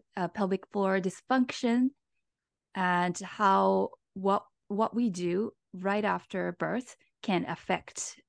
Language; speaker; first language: English; non-native, fluent; Japanese